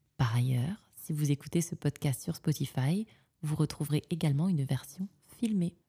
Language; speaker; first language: French; native; French